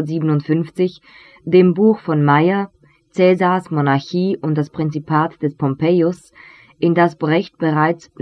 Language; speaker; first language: German; native; German